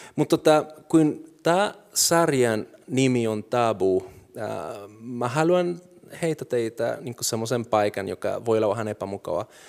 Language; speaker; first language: Finnish; non-native, fluent; Spanish